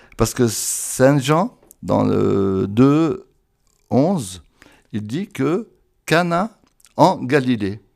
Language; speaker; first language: French; non-native, local second language; Arabic